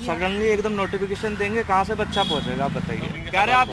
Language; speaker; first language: Hindi; native; Hindi